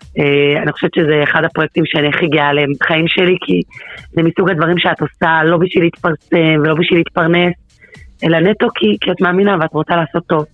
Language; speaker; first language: Hebrew; early bilingual, other home language; Russian